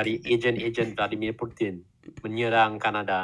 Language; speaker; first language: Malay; non-native, learner; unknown